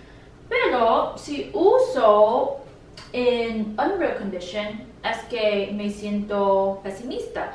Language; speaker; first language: Spanish; non-native, learner; English